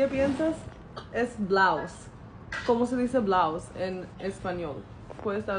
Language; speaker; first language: Spanish; non-native, learner; Bangla